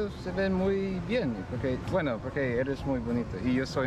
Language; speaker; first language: Spanish; non-native, learner; English